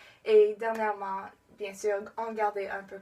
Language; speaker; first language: French; non-native, learner; English